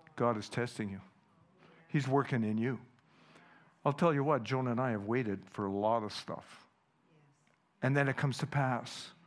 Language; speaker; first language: English; non-native, fluent; Dutch